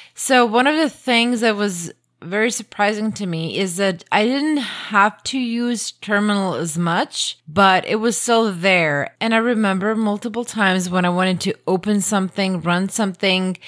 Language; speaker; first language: English; non-native, fluent; Croatian